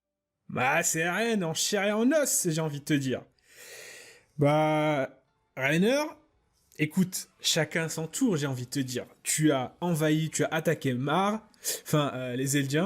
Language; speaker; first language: French; native; French